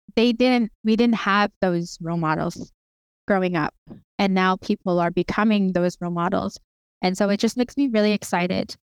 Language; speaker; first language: English; native; English